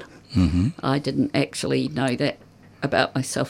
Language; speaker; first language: English; native; English